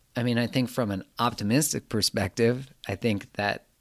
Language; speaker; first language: English; native; English